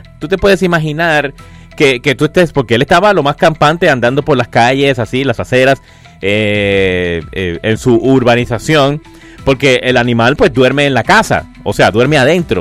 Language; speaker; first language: Spanish; native; Spanish